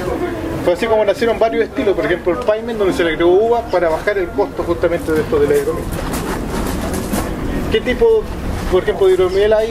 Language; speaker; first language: Spanish; native; Spanish